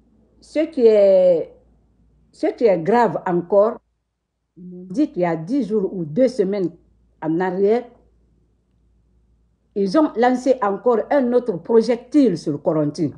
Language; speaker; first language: French; non-native, local second language; Susu